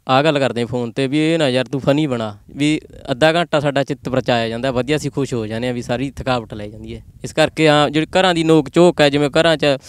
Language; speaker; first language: Punjabi; native; Punjabi